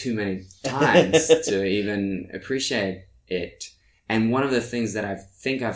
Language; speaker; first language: English; non-native, fluent; Norwegian